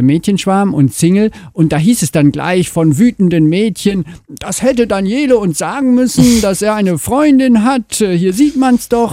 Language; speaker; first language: German; native; German